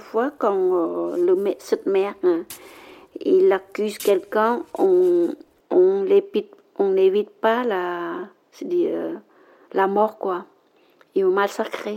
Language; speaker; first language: French; non-native, learner; Khmer